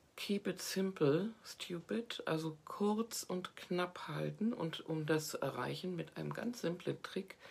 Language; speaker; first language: German; native; German